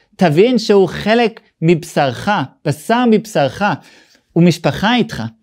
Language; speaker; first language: Hebrew; non-native, fluent; English